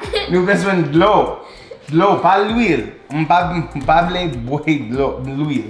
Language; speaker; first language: Haitian Creole; non-native, learner; English